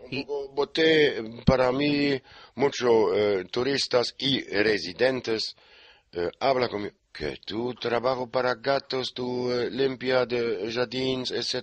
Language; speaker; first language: Spanish; non-native, learner; German